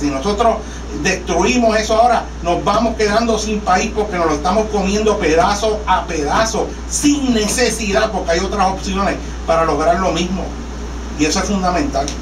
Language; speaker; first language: Spanish; native; Spanish